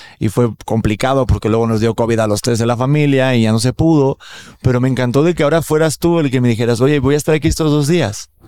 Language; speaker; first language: Spanish; native; Spanish